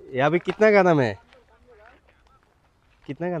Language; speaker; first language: Hindi; non-native, learner; Bangla